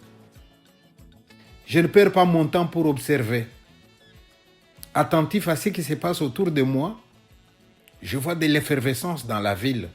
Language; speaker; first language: French; non-native, local second language; Luba-Lulua